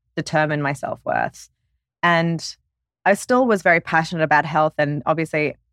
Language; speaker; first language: English; native; English